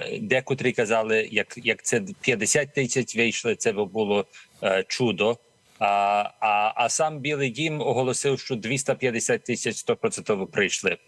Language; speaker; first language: Ukrainian; early bilingual, heritage; Ukrainian